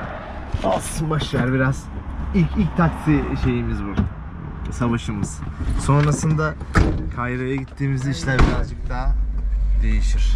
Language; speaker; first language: Turkish; native; Turkish